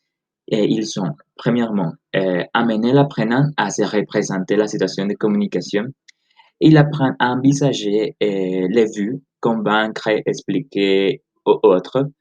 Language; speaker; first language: French; non-native, learner; Spanish